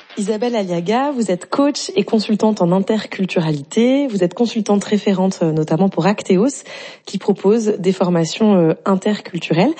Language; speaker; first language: French; native; French